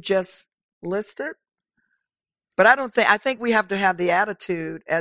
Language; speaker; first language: English; native; English